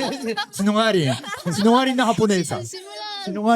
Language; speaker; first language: Filipino; non-native, learner; Japanese